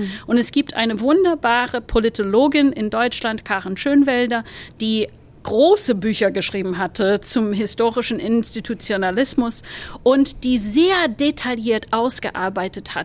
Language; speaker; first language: German; non-native, fluent; English